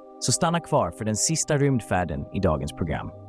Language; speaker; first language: Swedish; native; Swedish